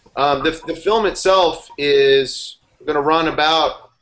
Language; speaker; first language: English; native; English